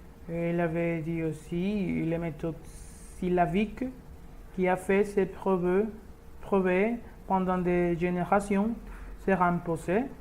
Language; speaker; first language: French; non-native, learner; Spanish